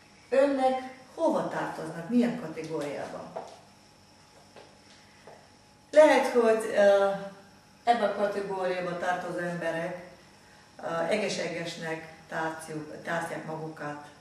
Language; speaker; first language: Hungarian; non-native, fluent; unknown